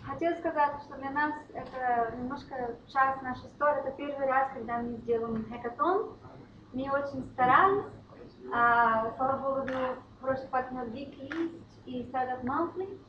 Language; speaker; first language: Russian; non-native, fluent; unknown